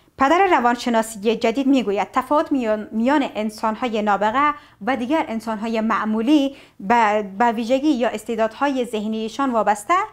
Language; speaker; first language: Persian; native; Persian